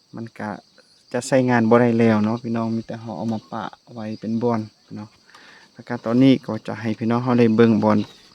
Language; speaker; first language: Lao; native; Lao